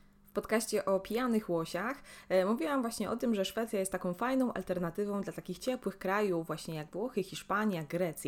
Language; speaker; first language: Polish; native; Polish